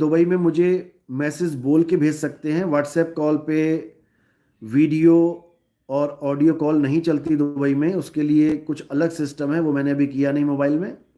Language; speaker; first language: Hindi; native; Hindi